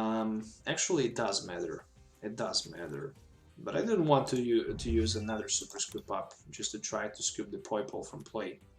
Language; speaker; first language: English; non-native, fluent; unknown